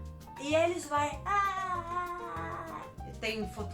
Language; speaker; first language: Portuguese; non-native, learner; Danish